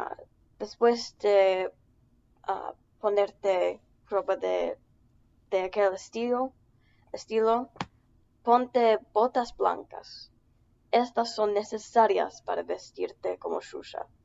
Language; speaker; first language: Spanish; non-native, learner; English